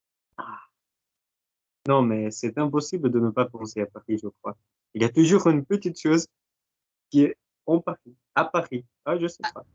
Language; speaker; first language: French; non-native, fluent; Portuguese